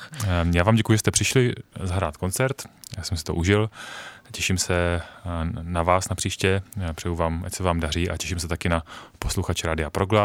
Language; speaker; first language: Czech; native; Czech